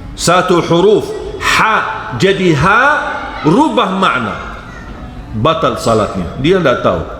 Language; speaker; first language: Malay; non-native, fluent; Arabic